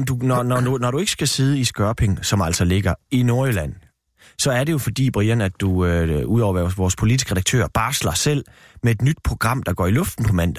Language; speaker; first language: Danish; native; Danish